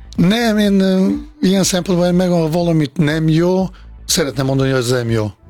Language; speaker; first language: Hungarian; non-native, fluent; Bosnian